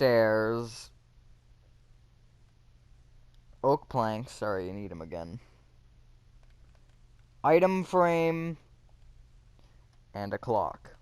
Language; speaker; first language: English; native; English